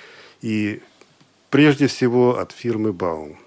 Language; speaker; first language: Russian; native; Russian